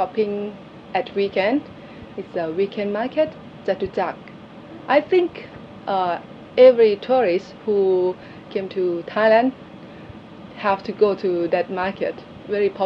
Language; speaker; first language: English; non-native, learner; Thai